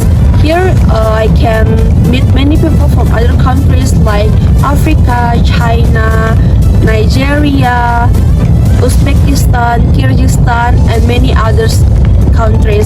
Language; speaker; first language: English; non-native, learner; Indonesian